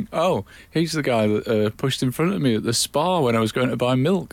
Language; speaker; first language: English; native; English